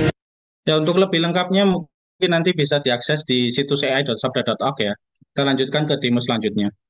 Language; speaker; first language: Indonesian; native; Indonesian